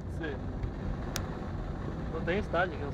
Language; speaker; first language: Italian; non-native, learner; Portuguese